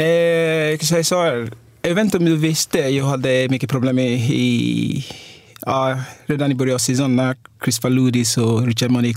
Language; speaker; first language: Swedish; non-native, fluent; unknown